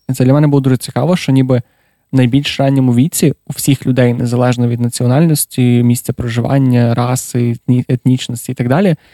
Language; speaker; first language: Ukrainian; non-native, local second language; Russian